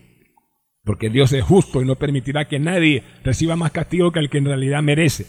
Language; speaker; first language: Spanish; native; Spanish